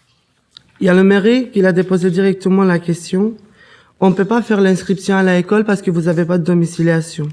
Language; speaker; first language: French; non-native, learner; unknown